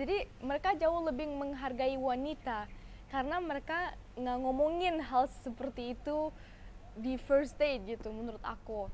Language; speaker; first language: Indonesian; non-native, fluent; German